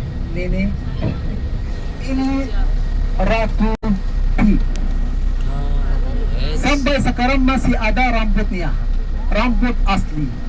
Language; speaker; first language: Indonesian; non-native, fluent; Arabic